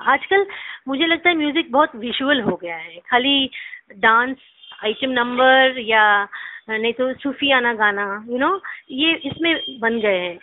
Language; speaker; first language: Hindi; non-native, local second language; Bangla